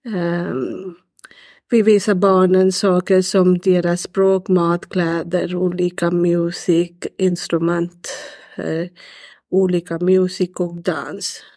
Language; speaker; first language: Swedish; non-native, learner; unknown